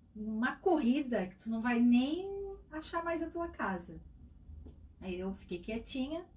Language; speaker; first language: Portuguese; native; Portuguese